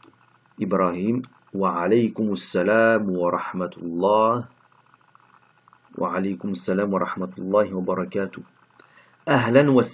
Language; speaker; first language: Arabic; non-native, fluent; French